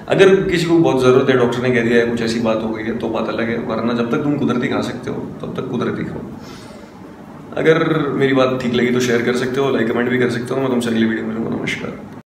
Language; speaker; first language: Hindi; native; Hindi